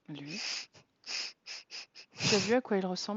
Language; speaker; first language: French; native; French